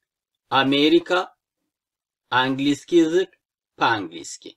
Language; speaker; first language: Russian; non-native, fluent; Turkish